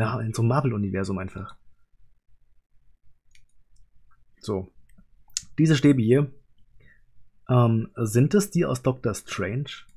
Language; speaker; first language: German; native; German